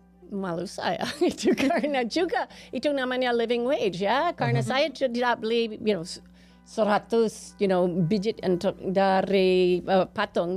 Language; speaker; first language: Indonesian; non-native, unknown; English